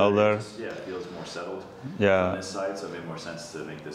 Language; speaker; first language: English; native; English